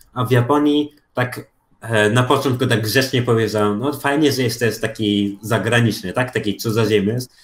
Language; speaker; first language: Polish; early bilingual, other home language; Japanese